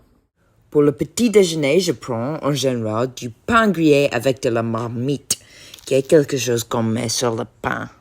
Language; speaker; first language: French; non-native, learner; English